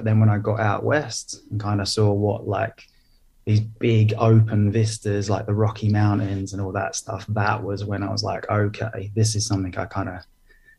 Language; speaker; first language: English; native; English